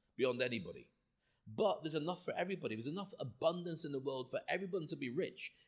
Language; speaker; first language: English; native; English